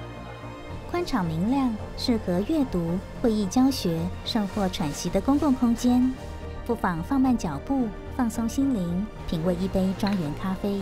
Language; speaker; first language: Chinese; native; Chinese